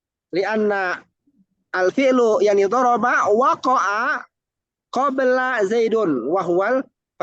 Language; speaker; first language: Arabic; non-native, fluent; Indonesian